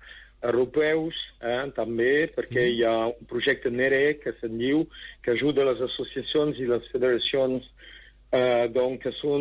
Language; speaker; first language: Catalan; non-native, local second language; French